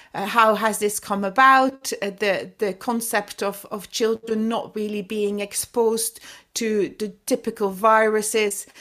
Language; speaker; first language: English; non-native, fluent; Dutch